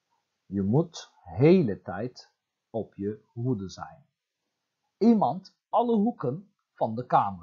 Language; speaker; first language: Dutch; non-native, fluent; Turkish